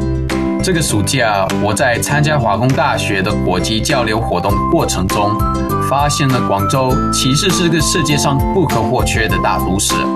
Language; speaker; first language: Chinese; non-native, fluent; English